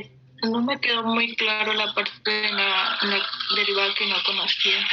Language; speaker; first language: Spanish; native; Spanish